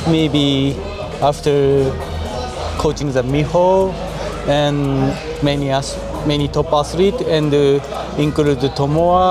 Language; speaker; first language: English; non-native, learner; Japanese